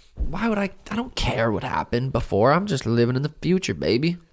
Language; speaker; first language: English; native; English